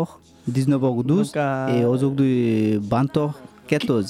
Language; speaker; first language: French; non-native, learner; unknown